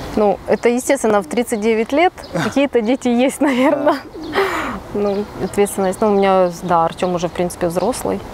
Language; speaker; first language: Russian; native; Russian